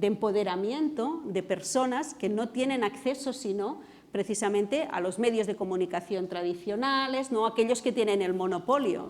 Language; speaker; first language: Spanish; non-native, local second language; Catalan